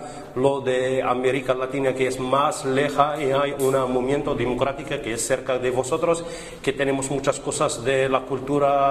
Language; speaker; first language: Spanish; non-native, learner; Arabic